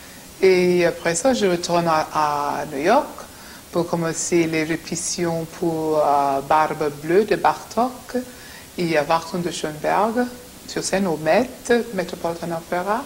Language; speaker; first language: French; non-native, fluent; English